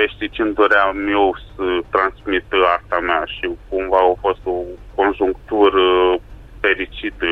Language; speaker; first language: Romanian; native; Romanian